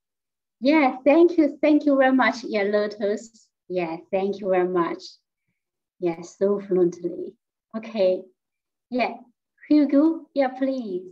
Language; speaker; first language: English; non-native, fluent; Chinese